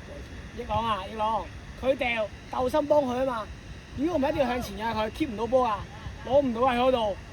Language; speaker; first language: Cantonese; native; Cantonese